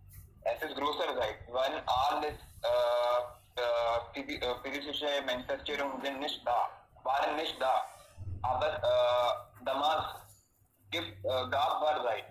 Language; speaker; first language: German; non-native, learner; Hindi